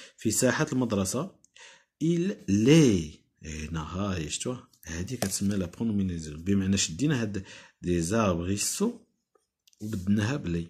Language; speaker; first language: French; non-native, local second language; Arabic